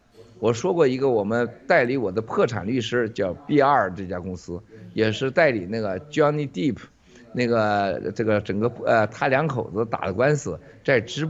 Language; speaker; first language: Chinese; native; Chinese